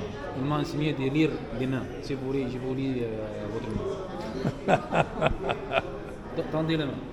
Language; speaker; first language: French; non-native, fluent; Arabic